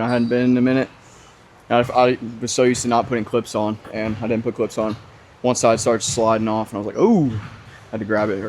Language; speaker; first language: English; native; English